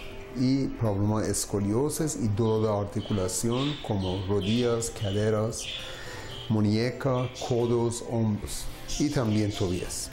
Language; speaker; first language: Spanish; non-native, learner; Persian